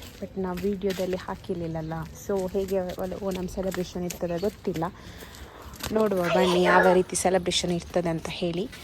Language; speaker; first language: Kannada; non-native, local second language; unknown